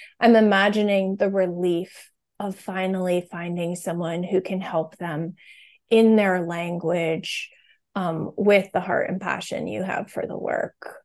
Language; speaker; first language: English; native; English